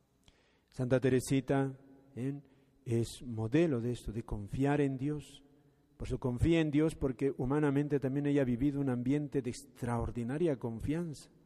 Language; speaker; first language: Spanish; native; Spanish